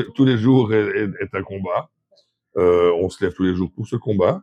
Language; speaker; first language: French; native; French